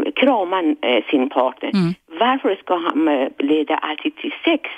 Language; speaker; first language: Swedish; non-native, fluent; Persian